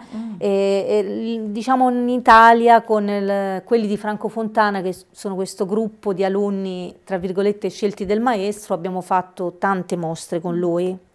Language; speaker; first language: Italian; native; Italian